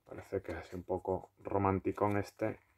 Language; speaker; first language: Spanish; native; Spanish